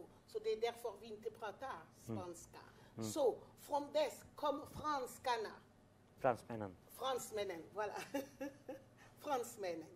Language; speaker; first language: Swedish; non-native, fluent; French